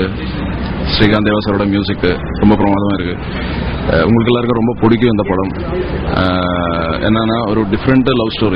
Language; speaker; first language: Tamil; non-native, fluent; Malayalam